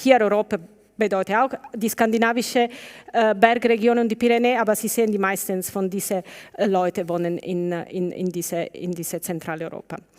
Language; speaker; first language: German; non-native, learner; Italian